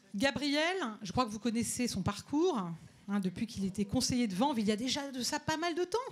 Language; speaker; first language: French; native; French